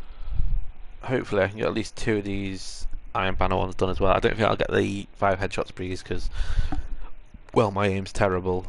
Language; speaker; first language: English; native; English